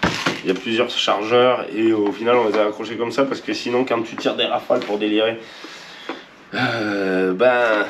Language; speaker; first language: French; native; French